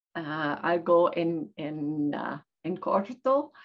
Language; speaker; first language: Spanish; non-native, learner; English